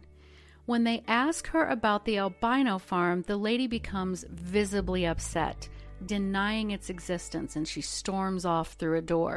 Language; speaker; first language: English; native; English